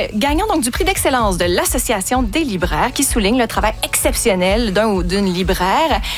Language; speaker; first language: French; native; French